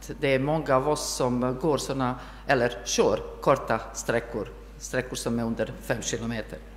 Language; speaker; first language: Swedish; non-native, fluent; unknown